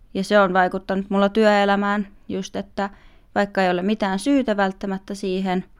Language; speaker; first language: Finnish; native; Finnish